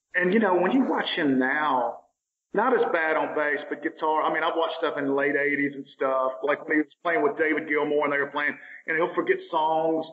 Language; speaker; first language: English; native; English